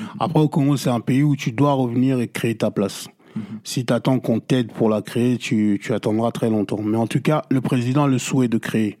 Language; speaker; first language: French; non-native, local second language; Lingala